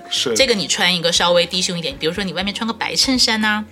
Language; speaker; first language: Chinese; native; Chinese